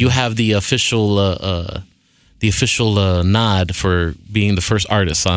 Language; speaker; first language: English; early bilingual, other home language; Spanish